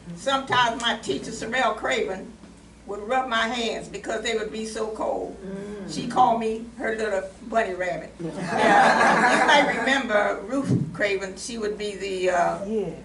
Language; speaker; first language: English; native; English